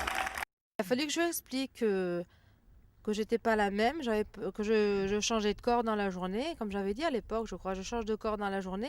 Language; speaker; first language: French; native; French